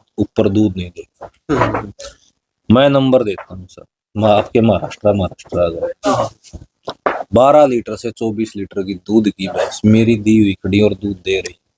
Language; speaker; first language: Hindi; native; Hindi